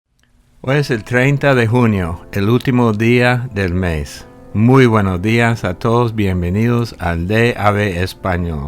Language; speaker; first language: Spanish; native; Spanish